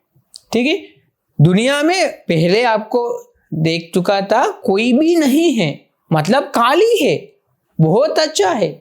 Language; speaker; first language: Hindi; non-native, fluent; Sinhala